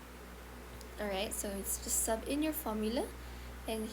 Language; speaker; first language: English; non-native, local second language; Malay